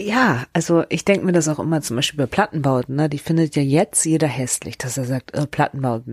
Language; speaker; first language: German; native; German